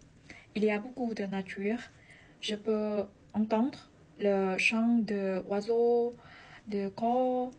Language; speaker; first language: French; non-native, learner; Vietnamese